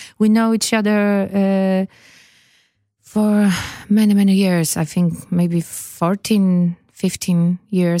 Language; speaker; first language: English; non-native, learner; Polish